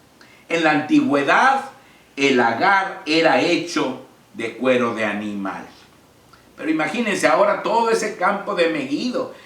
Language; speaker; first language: Spanish; native; Spanish